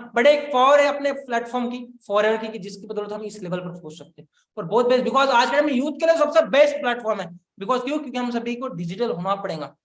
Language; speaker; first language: Hindi; non-native, local second language; Marathi